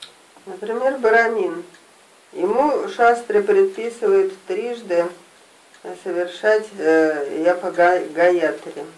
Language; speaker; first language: Russian; native; Russian